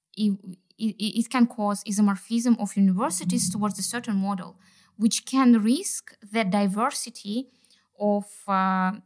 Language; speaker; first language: English; non-native, fluent; Kazakh